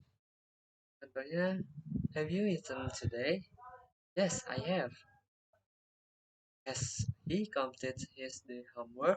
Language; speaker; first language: English; non-native, learner; Indonesian